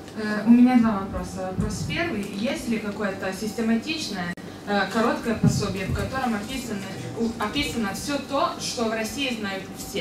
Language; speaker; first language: Russian; non-native, fluent; Serbian